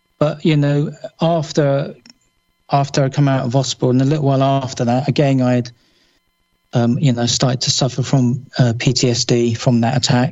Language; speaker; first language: English; native; English